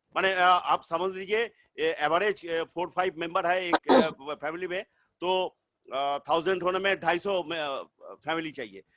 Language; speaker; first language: Hindi; non-native, local second language; Bangla